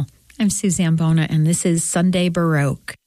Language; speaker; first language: English; native; English